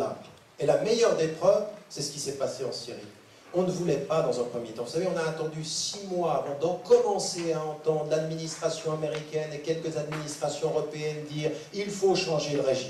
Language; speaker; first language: French; native; French